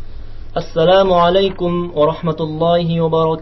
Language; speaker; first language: Arabic; non-native, learner; Indonesian